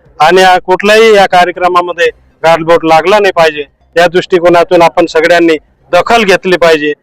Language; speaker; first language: Marathi; non-native, local second language; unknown